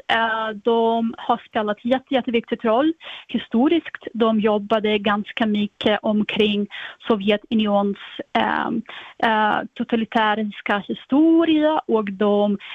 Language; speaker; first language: Swedish; non-native, fluent; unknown